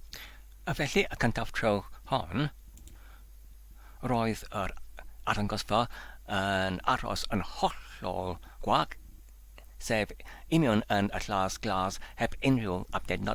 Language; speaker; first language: Welsh; non-native, learner; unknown